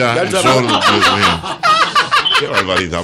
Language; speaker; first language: Spanish; native; Spanish